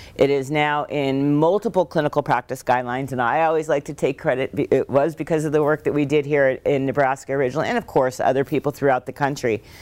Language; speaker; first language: English; native; English